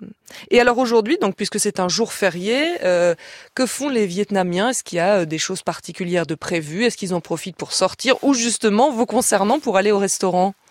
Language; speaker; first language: French; native; French